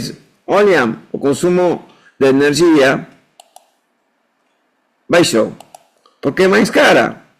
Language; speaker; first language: Portuguese; non-native, fluent; Spanish